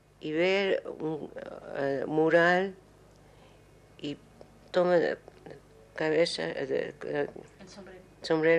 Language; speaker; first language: Spanish; non-native, learner; English